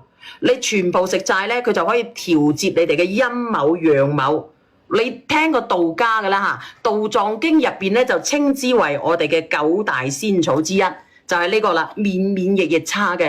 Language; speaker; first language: Cantonese; native; Cantonese